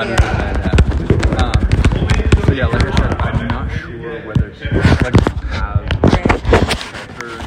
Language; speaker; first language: English; native; English